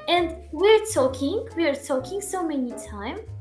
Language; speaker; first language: English; non-native, learner; Russian